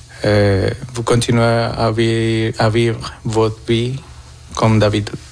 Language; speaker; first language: French; non-native, fluent; Spanish